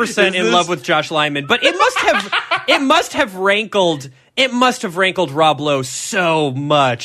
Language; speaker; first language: English; native; English